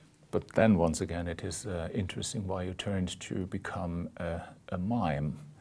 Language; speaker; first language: English; non-native, fluent; German